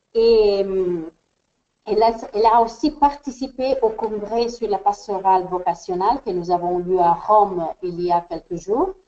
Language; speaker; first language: French; non-native, fluent; Spanish